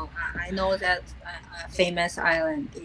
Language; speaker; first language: English; non-native, fluent; Chinese